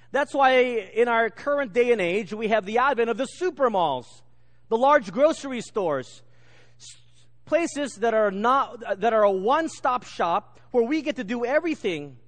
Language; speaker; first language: English; native; English